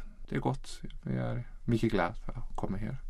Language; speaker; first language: Swedish; non-native, learner; Icelandic